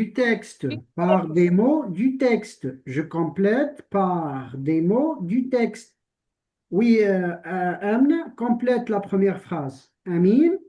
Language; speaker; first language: French; non-native, local second language; Arabic